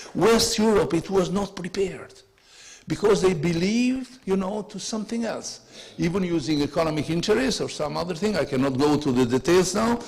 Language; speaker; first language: English; non-native, learner; Albanian